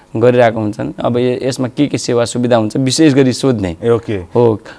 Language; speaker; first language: Nepali; non-native, local second language; Dangaura Tharu